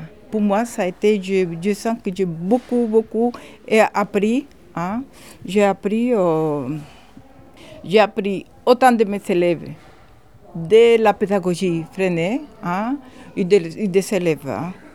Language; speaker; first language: French; non-native, fluent; Spanish